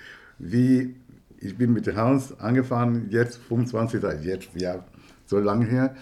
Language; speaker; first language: German; non-native, fluent; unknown